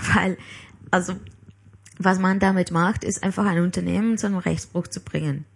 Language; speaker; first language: German; non-native, fluent; Spanish